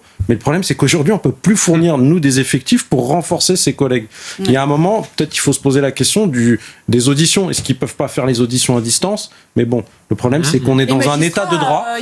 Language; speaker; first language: French; native; French